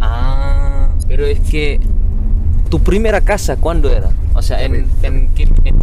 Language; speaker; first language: Spanish; non-native, fluent; Min Nan Chinese